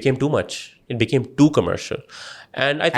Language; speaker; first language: English; non-native, local second language; Urdu